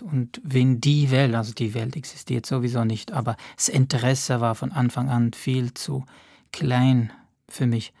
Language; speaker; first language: German; non-native, fluent; Arabic